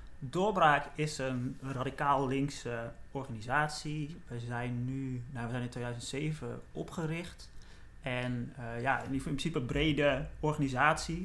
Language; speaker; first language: Dutch; native; Dutch